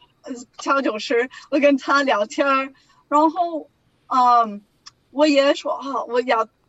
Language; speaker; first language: Chinese; non-native, learner; English